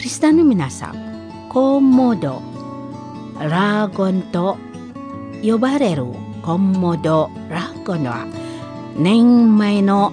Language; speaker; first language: Japanese; non-native, fluent; Indonesian